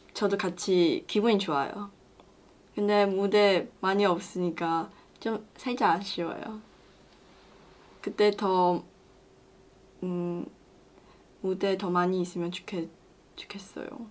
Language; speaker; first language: Korean; non-native, learner; Chinese